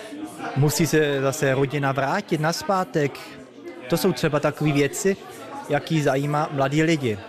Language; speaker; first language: Czech; early bilingual, heritage; Czech